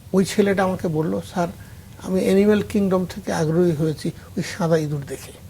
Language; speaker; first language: Bangla; native; Bangla